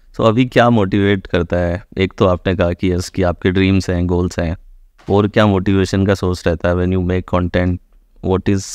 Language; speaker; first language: Hindi; native; Hindi